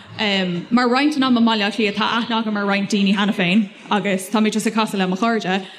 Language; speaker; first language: Irish; non-native, local second language; English